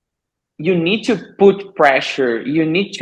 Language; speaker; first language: English; non-native, learner; Portuguese